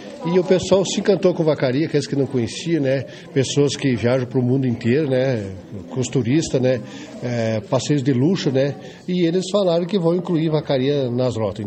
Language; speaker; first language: Portuguese; native; Portuguese